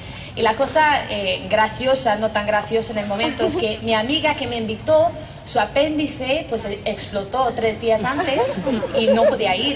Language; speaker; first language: Spanish; non-native, fluent; English